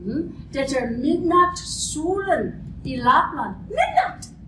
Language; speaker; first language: Swedish; non-native, fluent; English